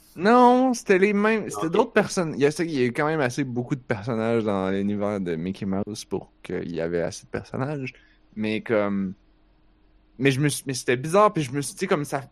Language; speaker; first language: French; native; French